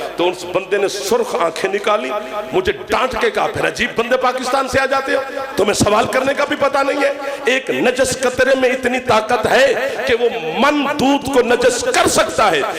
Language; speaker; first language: Urdu; non-native, local second language; Punjabi